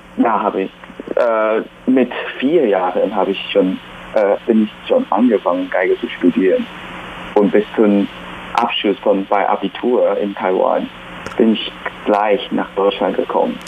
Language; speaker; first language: German; non-native, fluent; Chinese